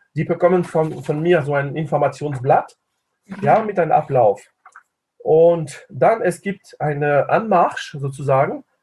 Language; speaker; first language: German; non-native, fluent; French